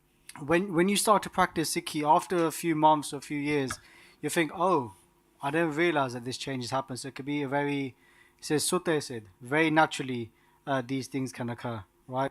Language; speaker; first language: English; non-native, local second language; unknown